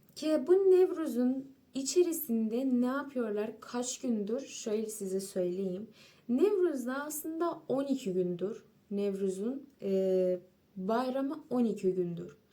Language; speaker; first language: Turkish; non-native, fluent; Persian